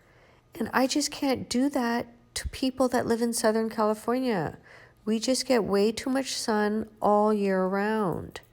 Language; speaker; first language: English; native; English